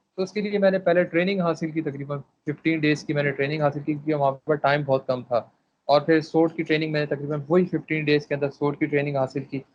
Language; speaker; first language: Urdu; non-native, local second language; Pashto